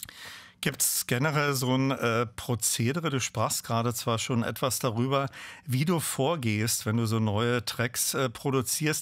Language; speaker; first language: German; native; German